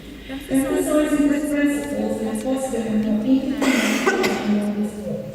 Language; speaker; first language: English; non-native, fluent; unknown